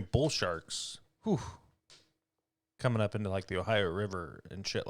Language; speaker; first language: English; native; English